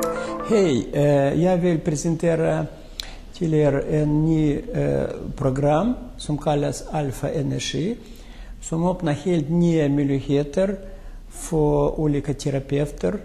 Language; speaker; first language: Swedish; non-native, fluent; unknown